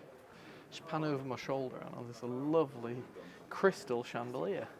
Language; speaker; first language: English; native; English